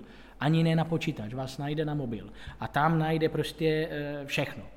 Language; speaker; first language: Czech; non-native, fluent; Italian